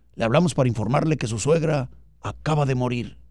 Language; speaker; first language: Spanish; native; Spanish